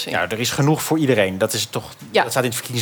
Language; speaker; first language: Dutch; native; Dutch